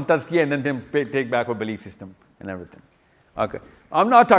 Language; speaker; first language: English; non-native, local second language; Urdu